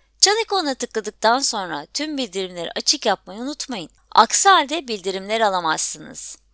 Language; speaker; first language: Turkish; native; Turkish